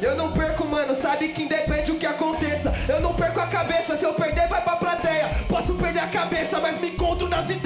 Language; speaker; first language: Portuguese; native; Portuguese